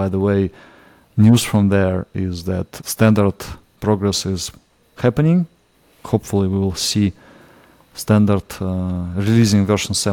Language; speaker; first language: English; non-native, fluent; Russian